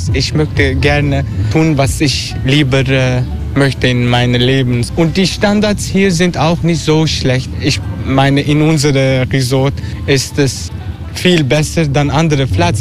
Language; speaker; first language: German; non-native, learner; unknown